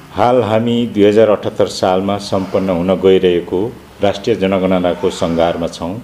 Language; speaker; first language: Nepali; non-native, local second language; Limbu